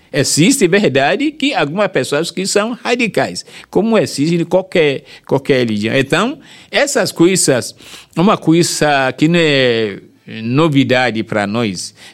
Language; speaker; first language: Portuguese; non-native, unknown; Yoruba